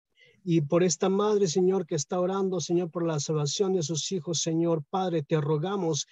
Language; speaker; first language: Spanish; native; Spanish